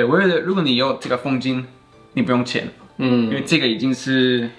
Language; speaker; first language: Chinese; non-native, fluent; Swedish